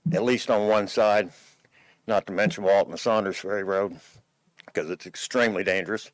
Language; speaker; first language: English; native; English